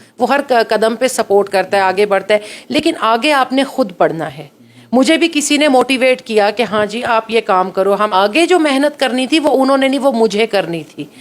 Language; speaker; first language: Urdu; native; Urdu